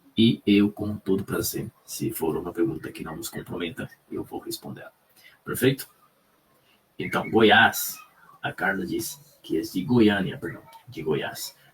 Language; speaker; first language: Portuguese; non-native, fluent; Spanish